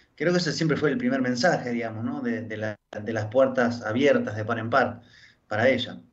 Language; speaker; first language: Spanish; early bilingual, heritage; French